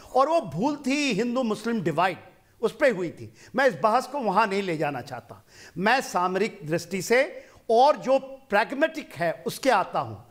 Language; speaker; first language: Hindi; non-native, local second language; Punjabi